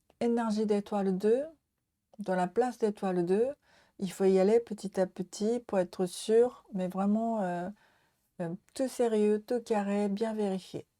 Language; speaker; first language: French; non-native, learner; Japanese